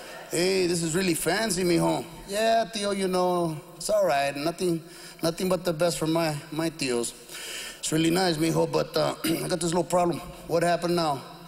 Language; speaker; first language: English; early bilingual, other home language; Spanish